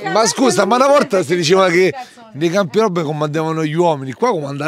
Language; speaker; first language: Italian; native; Italian